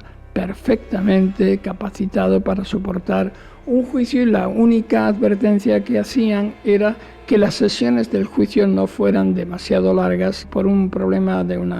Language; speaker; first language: Spanish; native; Spanish